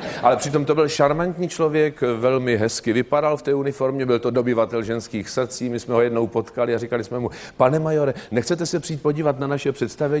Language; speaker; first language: Czech; native; Czech